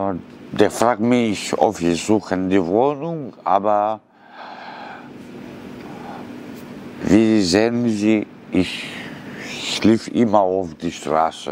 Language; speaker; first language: German; non-native, learner; Romanian